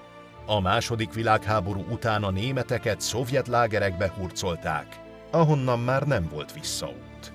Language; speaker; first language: Hungarian; native; Hungarian